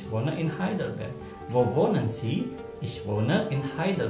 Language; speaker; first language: German; non-native, fluent; Indonesian